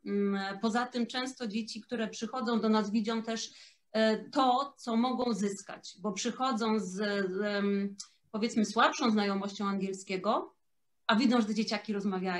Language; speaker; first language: Polish; native; Polish